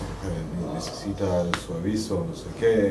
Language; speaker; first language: Spanish; non-native, fluent; French